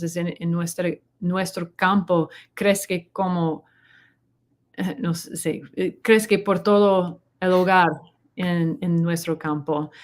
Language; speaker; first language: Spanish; non-native, learner; English